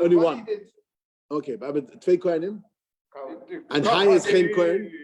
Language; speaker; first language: Dutch; non-native, learner; English